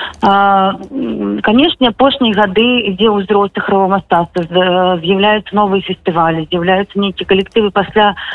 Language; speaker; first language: Belarusian; non-native, local second language; Russian